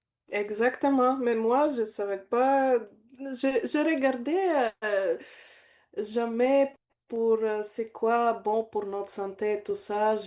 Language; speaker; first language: French; non-native, learner; Bulgarian